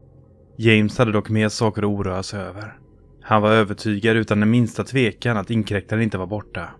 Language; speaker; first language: Swedish; native; Swedish